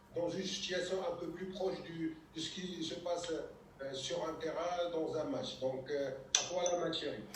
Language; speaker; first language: French; non-native, local second language; Arabic